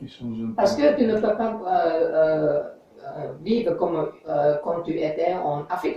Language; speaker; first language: French; non-native, learner; English